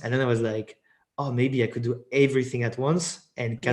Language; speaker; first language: English; non-native, fluent; French